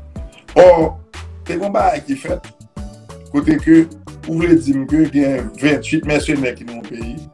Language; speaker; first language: French; non-native, local second language; Haitian Creole